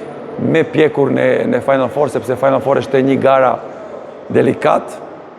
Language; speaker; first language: Albanian; non-native, learner; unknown